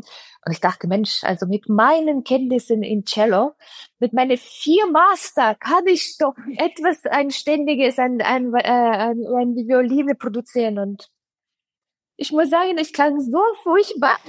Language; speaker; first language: German; non-native, fluent; Russian